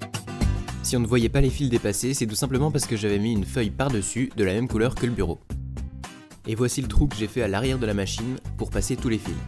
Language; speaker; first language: French; native; French